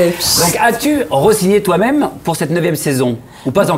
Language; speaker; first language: French; native; French